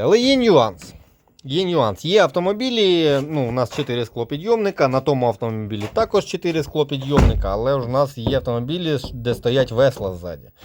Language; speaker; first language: Ukrainian; native; Ukrainian